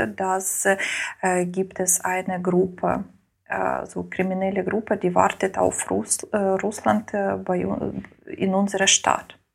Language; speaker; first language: German; non-native, learner; Ukrainian